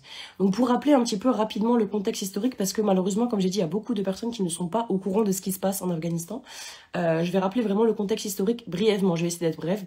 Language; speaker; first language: French; native; French